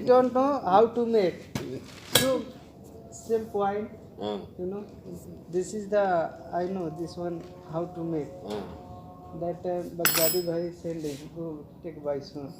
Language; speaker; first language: English; non-native, learner; Hindi